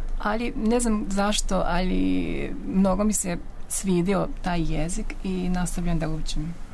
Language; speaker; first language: Serbian; non-native, fluent; Japanese